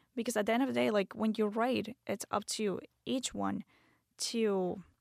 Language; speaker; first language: English; non-native, fluent; Spanish